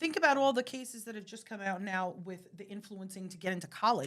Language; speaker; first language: English; native; English